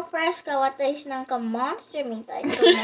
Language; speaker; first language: Japanese; early bilingual, heritage; Japanese